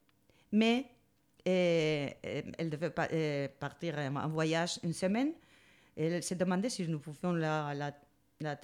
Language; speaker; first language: French; non-native, learner; Spanish